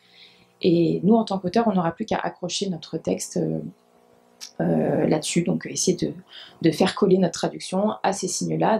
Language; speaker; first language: French; native; French